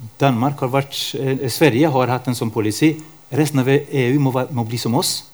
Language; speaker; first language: Norwegian; non-native, fluent; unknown